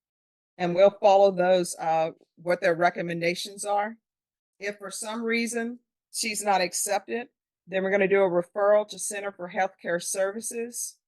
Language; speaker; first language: English; native; English